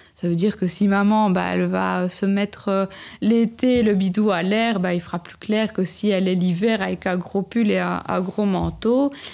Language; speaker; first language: French; native; French